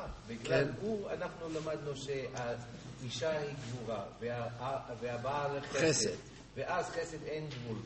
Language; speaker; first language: Hebrew; non-native, fluent; English